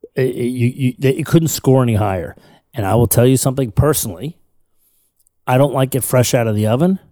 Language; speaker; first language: English; native; English